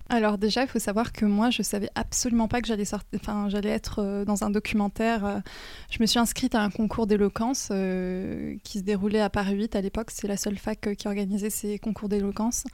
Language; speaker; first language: French; native; French